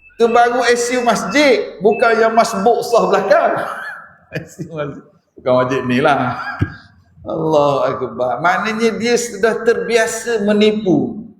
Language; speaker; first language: Malay; native; Malay